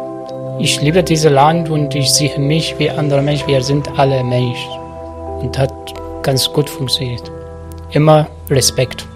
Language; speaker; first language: German; non-native, learner; Arabic